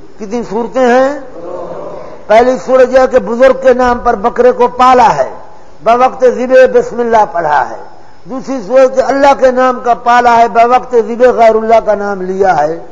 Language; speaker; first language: Urdu; non-native, local second language; Saraiki